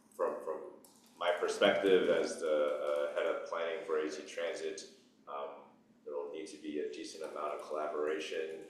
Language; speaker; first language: English; native; English